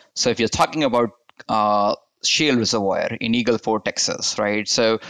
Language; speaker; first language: English; non-native, local second language; Hindi